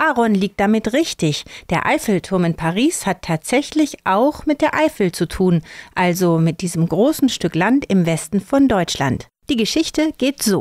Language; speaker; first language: German; native; German